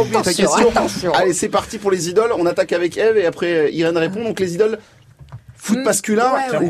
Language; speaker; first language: French; native; French